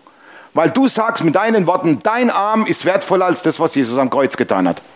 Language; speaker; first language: German; native; German